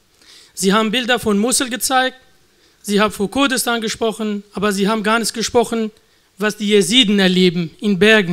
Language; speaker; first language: German; non-native, learner; Kurdish